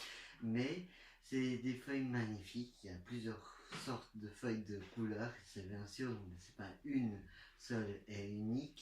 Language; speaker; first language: French; non-native, learner; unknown